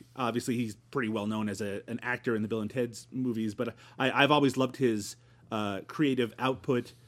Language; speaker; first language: English; native; English